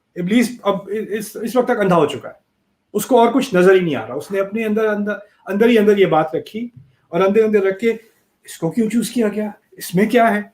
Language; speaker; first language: Urdu; early bilingual, heritage; Urdu